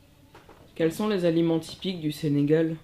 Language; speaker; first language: French; native; French